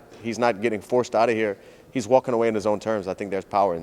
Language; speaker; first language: English; native; English